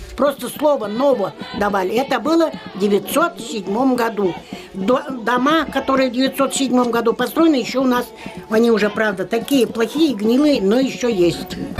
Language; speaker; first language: Russian; non-native, local second language; Chuvash